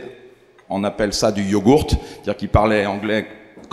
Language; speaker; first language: French; native; French